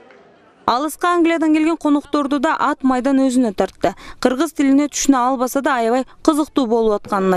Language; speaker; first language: Kyrgyz; native; Kyrgyz